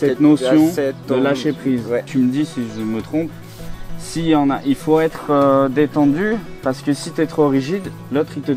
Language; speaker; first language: French; native; French